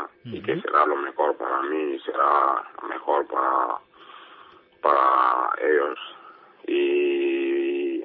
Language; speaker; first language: Spanish; non-native, learner; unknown